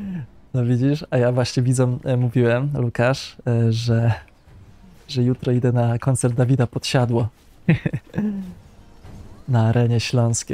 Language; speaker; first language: Polish; native; Polish